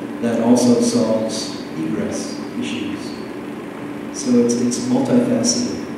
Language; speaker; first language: English; native; English